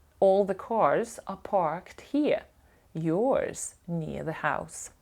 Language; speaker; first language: English; non-native, fluent; Ukrainian